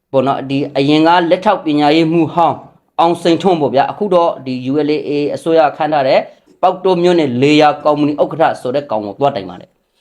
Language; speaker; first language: Burmese; non-native, local second language; Rohingya